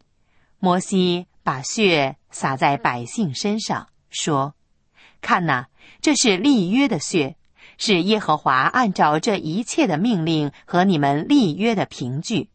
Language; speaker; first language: Chinese; native; Chinese